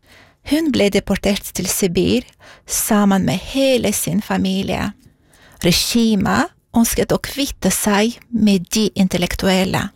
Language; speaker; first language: Norwegian; non-native, fluent; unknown